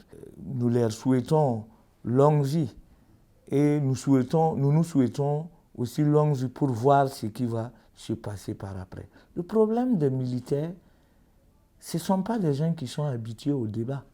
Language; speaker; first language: French; native; French